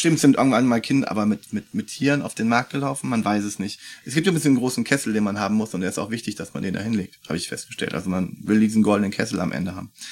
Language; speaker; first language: German; native; German